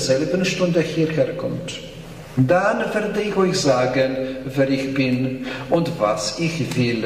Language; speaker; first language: German; non-native, fluent; Polish